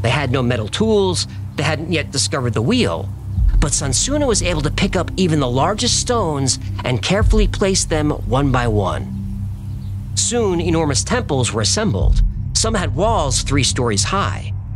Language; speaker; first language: English; native; English